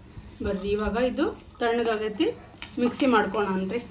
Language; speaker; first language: Kannada; native; Kannada